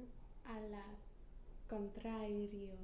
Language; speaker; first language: Spanish; non-native, learner; English